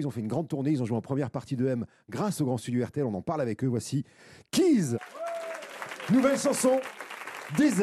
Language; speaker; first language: French; native; French